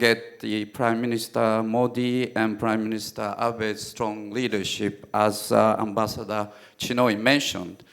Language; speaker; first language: English; non-native, fluent; Japanese